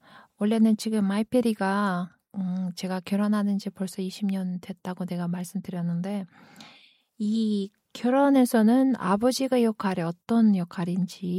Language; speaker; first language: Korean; non-native, fluent; Kyrgyz